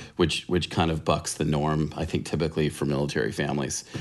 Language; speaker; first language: English; native; English